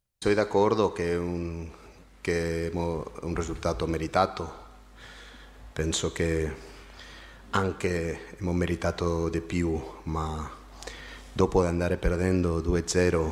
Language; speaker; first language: Italian; non-native, fluent; Spanish